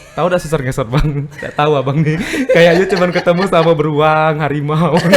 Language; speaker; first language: Indonesian; native; Indonesian